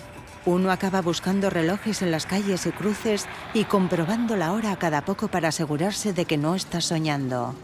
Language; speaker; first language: Spanish; native; Spanish